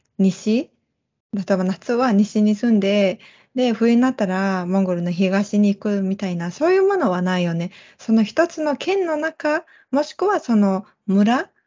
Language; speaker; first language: Japanese; non-native, fluent; Mongolian